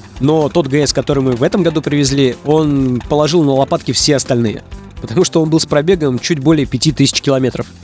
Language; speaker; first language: Russian; native; Russian